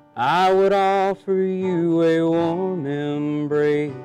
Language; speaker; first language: English; native; English